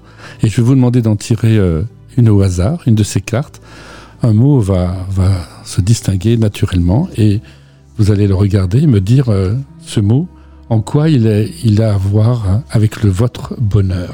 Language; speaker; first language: French; native; French